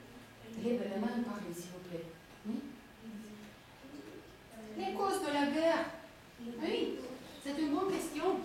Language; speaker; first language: French; non-native, fluent; Russian